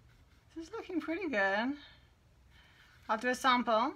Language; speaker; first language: English; native; English